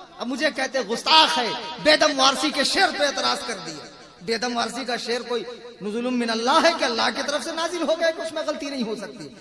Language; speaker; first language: Urdu; native; Urdu